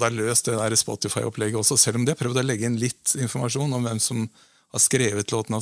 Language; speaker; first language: Norwegian; native; Norwegian